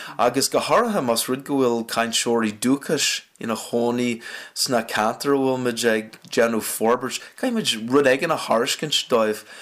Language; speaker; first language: Irish; non-native, fluent; English